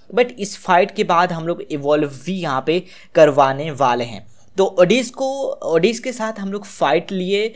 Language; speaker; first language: Hindi; native; Hindi